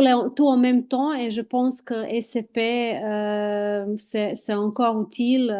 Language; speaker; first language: French; non-native, fluent; Croatian